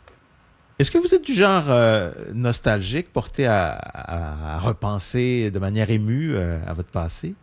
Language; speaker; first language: French; native; French